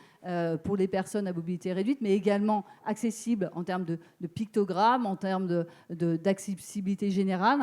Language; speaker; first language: French; native; French